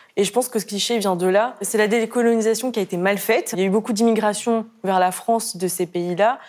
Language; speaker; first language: French; native; French